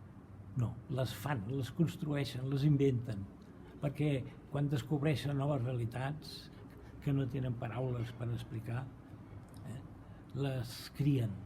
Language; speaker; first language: Catalan; non-native, fluent; Portuguese